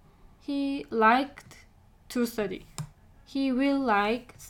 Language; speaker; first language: English; non-native, learner; Korean